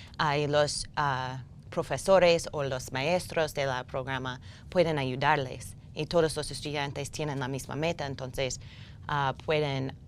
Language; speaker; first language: Spanish; non-native, learner; English